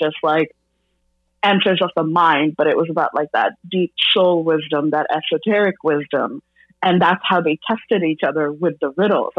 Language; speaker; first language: English; non-native, local second language; Bangla